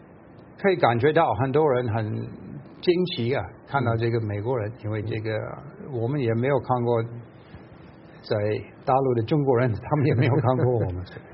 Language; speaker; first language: Chinese; non-native, fluent; English